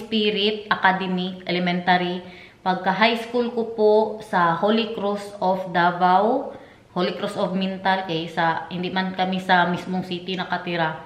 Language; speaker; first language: Filipino; non-native, local second language; Cebuano